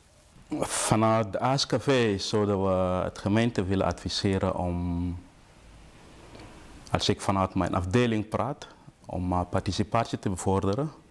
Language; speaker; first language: Dutch; non-native, fluent; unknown